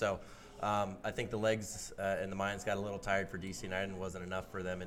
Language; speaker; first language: English; native; English